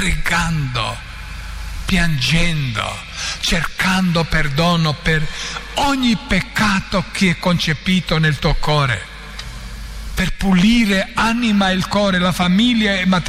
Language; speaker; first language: Italian; non-native, fluent; Croatian